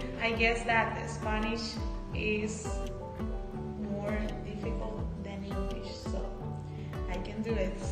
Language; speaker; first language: English; non-native, fluent; Spanish